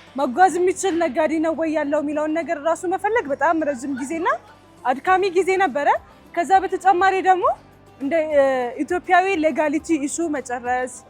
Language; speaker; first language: Amharic; native; Amharic